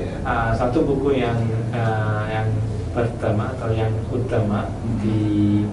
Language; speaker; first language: Indonesian; non-native, learner; Malayalam